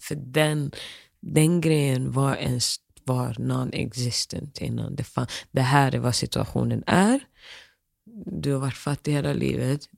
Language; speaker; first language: Swedish; early bilingual, other home language; Somali